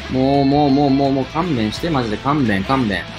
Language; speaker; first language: Japanese; native; Japanese